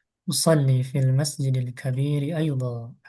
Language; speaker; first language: Arabic; non-native, fluent; Indonesian